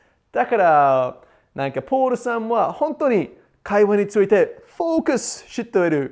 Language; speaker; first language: Japanese; non-native, learner; English